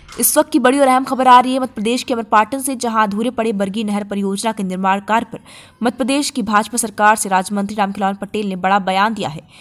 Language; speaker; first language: Hindi; native; Hindi